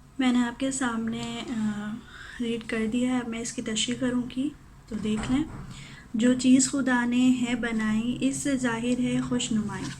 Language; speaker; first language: Urdu; native; Urdu